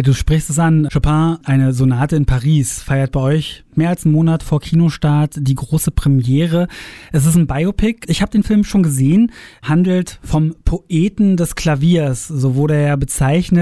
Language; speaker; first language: German; native; German